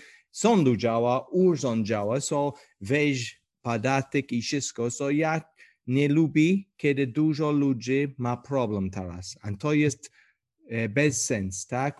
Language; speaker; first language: Polish; non-native, learner; English